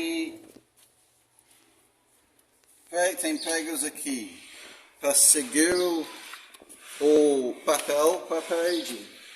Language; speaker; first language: Portuguese; non-native, learner; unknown